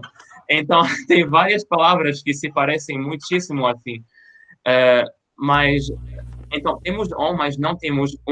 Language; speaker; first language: Portuguese; non-native, fluent; French